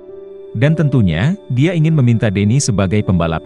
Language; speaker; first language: Indonesian; native; Indonesian